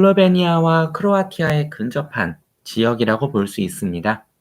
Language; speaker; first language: Korean; native; Korean